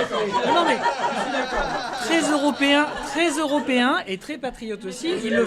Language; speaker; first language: French; native; French